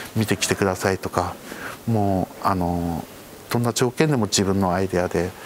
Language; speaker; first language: Japanese; native; Japanese